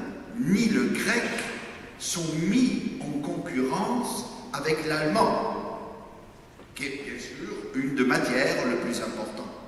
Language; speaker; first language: French; non-native, fluent; German